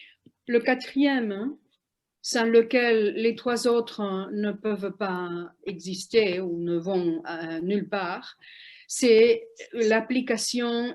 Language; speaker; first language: French; non-native, fluent; Spanish